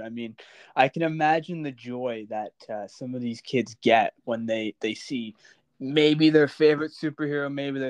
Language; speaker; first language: English; native; English